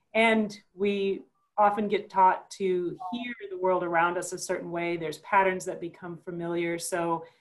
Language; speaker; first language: English; native; English